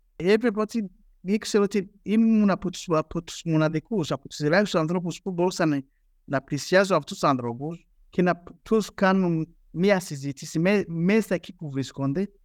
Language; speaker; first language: Greek; non-native, fluent; Rundi